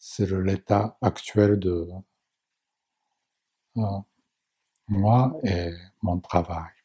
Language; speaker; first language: French; non-native, learner; Japanese